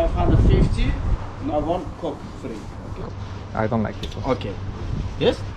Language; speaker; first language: English; non-native, learner; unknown